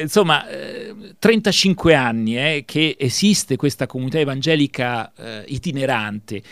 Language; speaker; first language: Italian; native; Italian